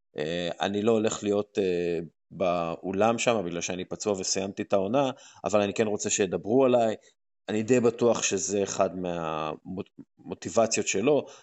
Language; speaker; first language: Hebrew; native; Hebrew